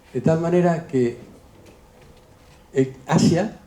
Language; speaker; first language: Spanish; native; Spanish